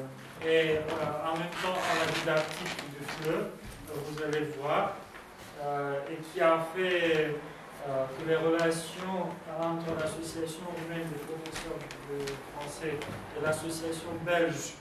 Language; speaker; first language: French; non-native, fluent; Romanian